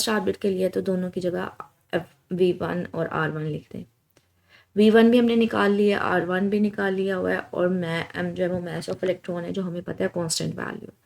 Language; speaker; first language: Hindi; non-native, local second language; Punjabi